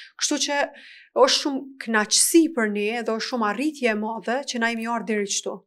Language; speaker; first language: Albanian; native; Albanian